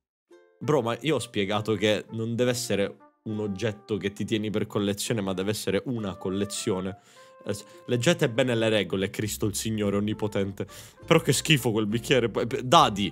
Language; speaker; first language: Italian; native; Italian